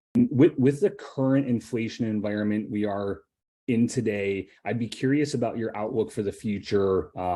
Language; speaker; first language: English; native; English